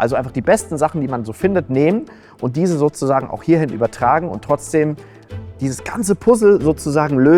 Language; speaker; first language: German; native; German